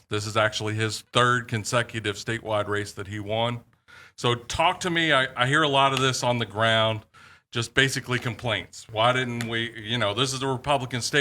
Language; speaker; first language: English; native; English